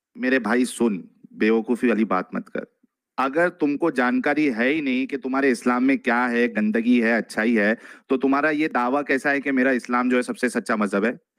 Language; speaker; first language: Hindi; native; Hindi